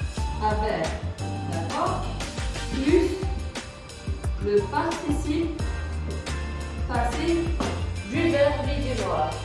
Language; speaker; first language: French; non-native, local second language; Arabic